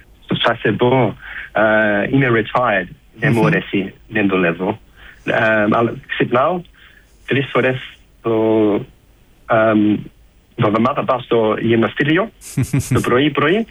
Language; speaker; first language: Greek; early bilingual, heritage; Greek